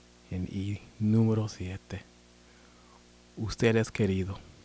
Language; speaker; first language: Spanish; non-native, learner; English